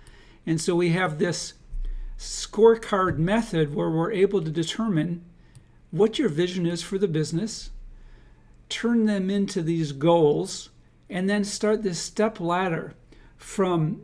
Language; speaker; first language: English; native; English